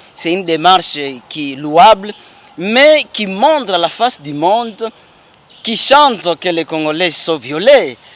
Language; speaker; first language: French; non-native, local second language; Swahili